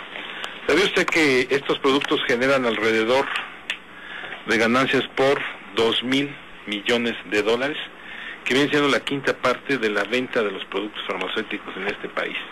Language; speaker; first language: Spanish; native; Spanish